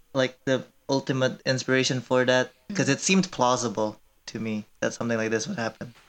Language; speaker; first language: English; early bilingual, other home language; Korean